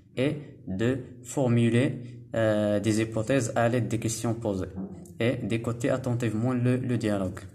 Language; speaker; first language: French; non-native, local second language; Arabic